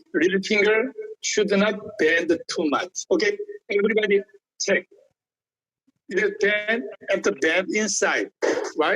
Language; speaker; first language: English; non-native, learner; Korean